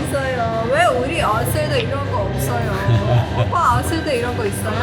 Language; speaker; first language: Korean; non-native, learner; Persian